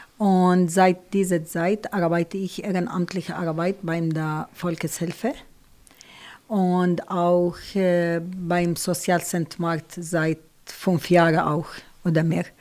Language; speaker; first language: German; non-native, learner; Arabic